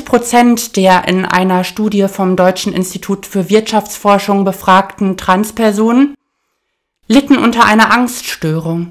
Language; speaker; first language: German; native; German